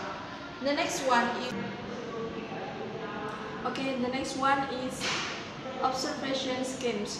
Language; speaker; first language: English; non-native, learner; Indonesian